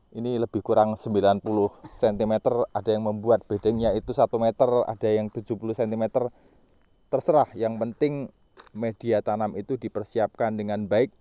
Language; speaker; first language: Indonesian; native; Indonesian